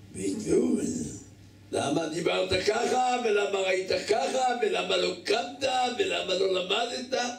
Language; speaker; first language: Hebrew; native; Hebrew